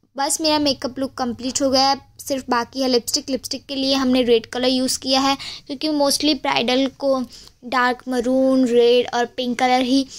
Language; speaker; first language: Hindi; non-native, local second language; Gujarati